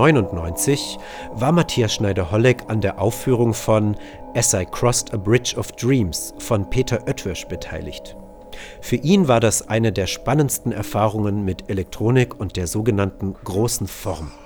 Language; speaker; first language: German; native; German